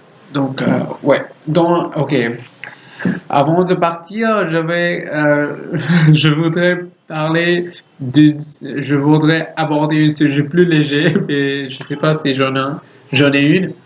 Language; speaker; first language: French; non-native, learner; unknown